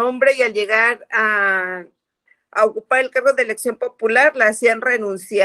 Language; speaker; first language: Spanish; native; Spanish